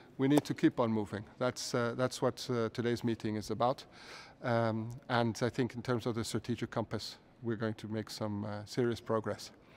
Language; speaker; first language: English; non-native, fluent; Portuguese